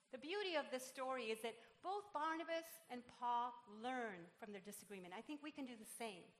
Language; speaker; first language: English; non-native, fluent; Spanish